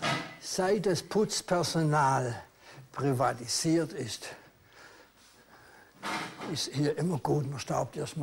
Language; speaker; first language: German; native; German